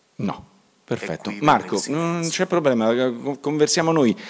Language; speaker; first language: Italian; native; Italian